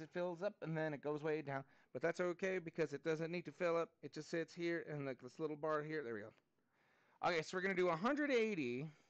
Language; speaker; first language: English; native; English